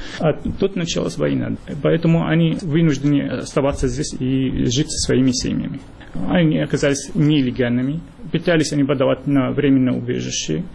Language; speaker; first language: Russian; non-native, fluent; Arabic